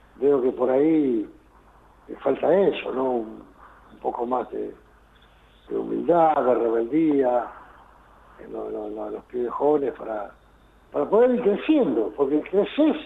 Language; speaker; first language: Spanish; native; Spanish